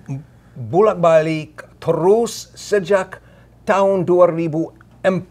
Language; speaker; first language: Indonesian; non-native, learner; English